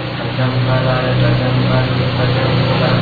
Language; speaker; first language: Arabic; non-native, learner; Indonesian